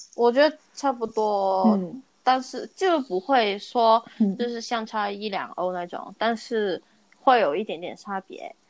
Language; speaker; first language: Chinese; non-native, local second language; Cantonese